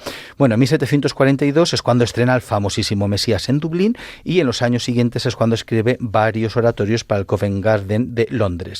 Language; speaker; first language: Spanish; native; Spanish